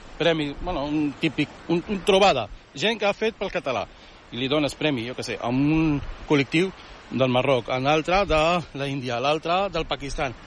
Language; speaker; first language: Catalan; early bilingual, other home language; Arabic